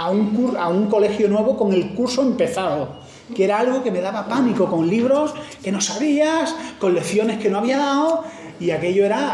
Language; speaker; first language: Spanish; native; Spanish